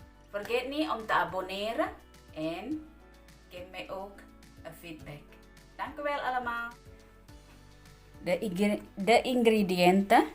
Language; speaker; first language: Dutch; non-native, learner; Indonesian